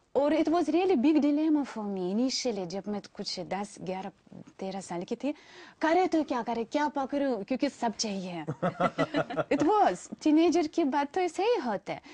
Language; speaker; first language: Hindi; non-native, fluent; Russian